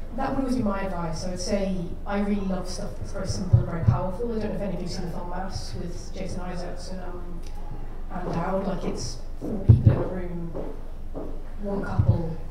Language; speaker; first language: English; native; English